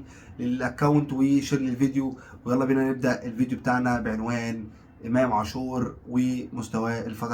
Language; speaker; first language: Arabic; native; Arabic